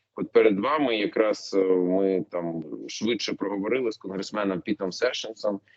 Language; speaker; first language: Ukrainian; non-native, local second language; Russian